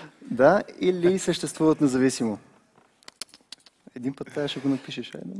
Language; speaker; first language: Bulgarian; native; Bulgarian